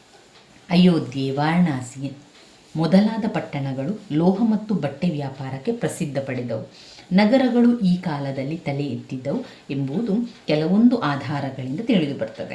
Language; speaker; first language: Kannada; native; Kannada